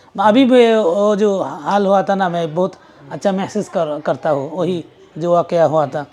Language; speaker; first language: Urdu; non-native, fluent; Bangla